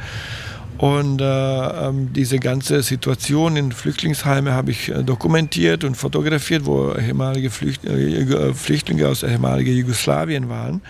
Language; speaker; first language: German; non-native, fluent; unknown